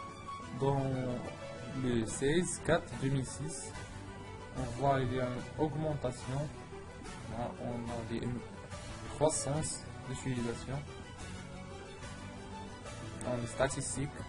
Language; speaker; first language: French; non-native, learner; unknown